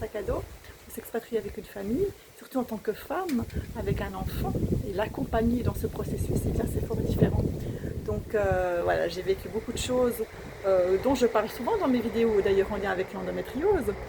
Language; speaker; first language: French; native; French